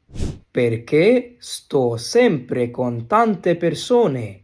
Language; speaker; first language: Italian; non-native, fluent; Bangla